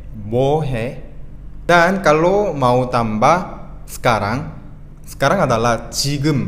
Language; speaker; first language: Indonesian; non-native, fluent; Korean